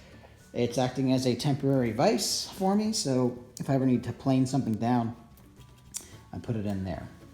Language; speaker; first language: English; native; English